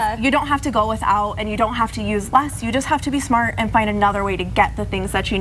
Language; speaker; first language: English; native; English